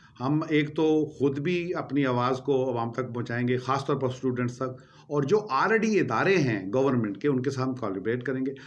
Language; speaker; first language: Urdu; non-native, local second language; Punjabi